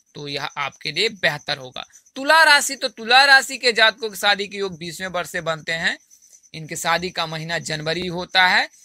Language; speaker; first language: Hindi; native; Hindi